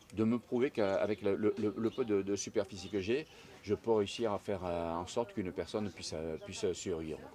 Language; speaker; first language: French; native; French